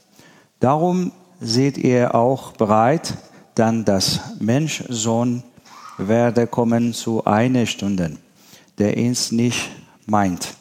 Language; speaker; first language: German; non-native, learner; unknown